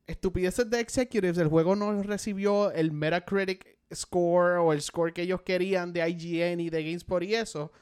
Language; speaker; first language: Spanish; native; Spanish